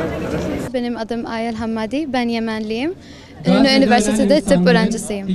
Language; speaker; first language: Turkish; non-native, learner; Arabic